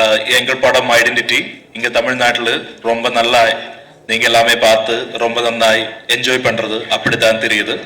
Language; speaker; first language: Tamil; non-native, learner; Malayalam